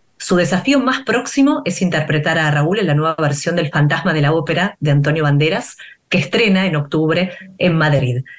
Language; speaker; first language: Spanish; native; Spanish